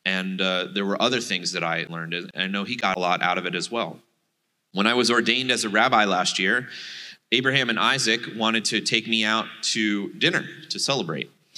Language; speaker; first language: English; native; English